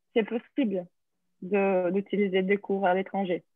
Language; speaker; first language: French; non-native, fluent; English